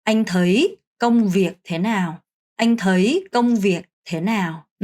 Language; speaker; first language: Vietnamese; non-native, fluent; Korean